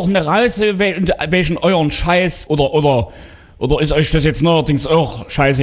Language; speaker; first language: German; native; German